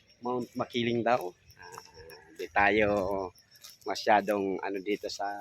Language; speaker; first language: Filipino; native; Filipino